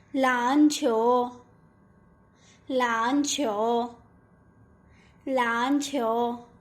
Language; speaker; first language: Chinese; non-native, fluent; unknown